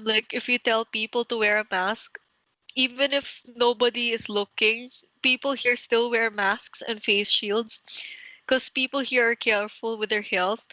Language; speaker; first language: English; non-native, local second language; Filipino